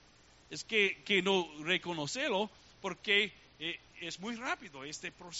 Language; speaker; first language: Spanish; non-native, learner; English